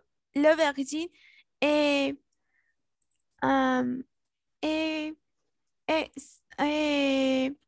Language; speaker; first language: French; non-native, learner; Spanish